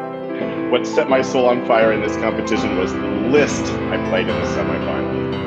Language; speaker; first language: English; native; English